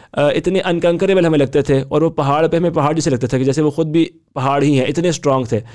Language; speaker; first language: Hindi; native; Hindi